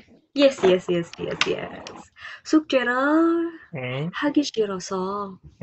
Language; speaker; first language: English; non-native, learner; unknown